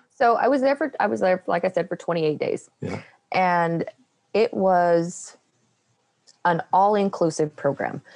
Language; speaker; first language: English; native; English